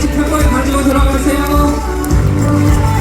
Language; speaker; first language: Korean; native; Korean